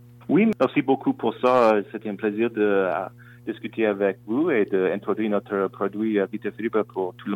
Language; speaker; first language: French; non-native, local second language; English